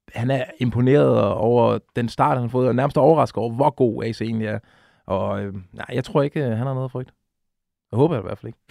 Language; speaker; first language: Danish; native; Danish